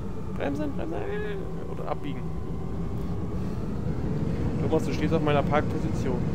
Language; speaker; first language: German; native; German